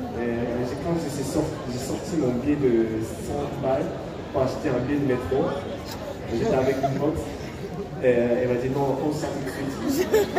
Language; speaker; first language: French; non-native, fluent; Japanese